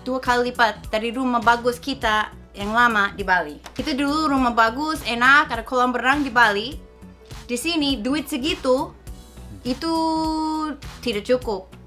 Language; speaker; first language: Indonesian; non-native, fluent; English